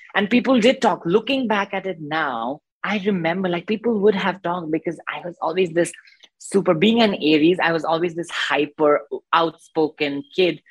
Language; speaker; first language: English; non-native, local second language; Nepali